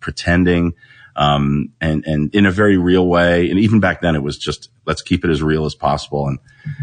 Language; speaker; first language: English; native; English